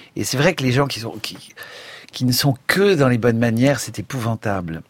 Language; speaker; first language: French; native; French